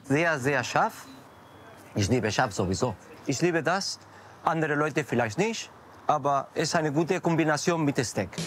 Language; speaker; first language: German; non-native, learner; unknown